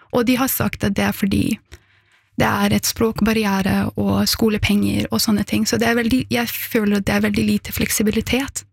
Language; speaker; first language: Norwegian; early bilingual, other home language; Persian